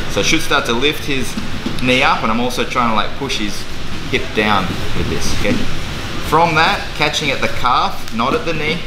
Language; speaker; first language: English; native; English